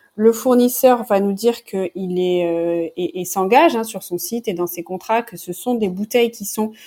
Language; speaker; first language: French; native; French